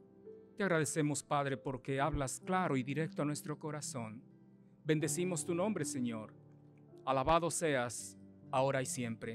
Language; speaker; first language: Spanish; native; Spanish